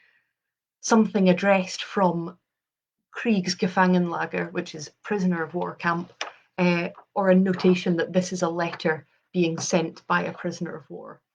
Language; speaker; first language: English; native; English